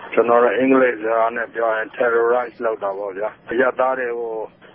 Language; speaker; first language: Burmese; non-native, local second language; S'gaw Karen